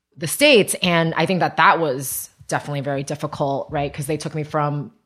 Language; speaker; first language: English; early bilingual, other home language; Chinese